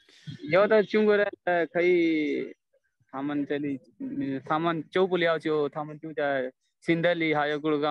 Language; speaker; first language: Chinese; non-native, learner; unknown